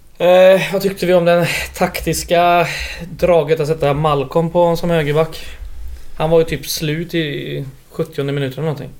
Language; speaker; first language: Swedish; native; Swedish